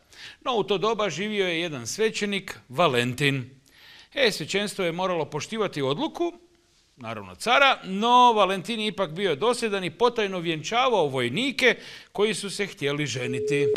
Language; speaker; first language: Serbian; native; Serbian